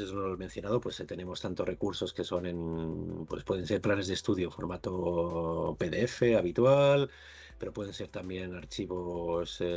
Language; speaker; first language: Spanish; native; Spanish